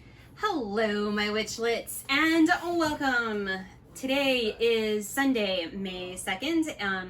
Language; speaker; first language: English; native; English